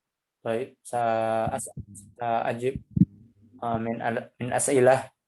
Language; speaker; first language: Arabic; non-native, learner; Indonesian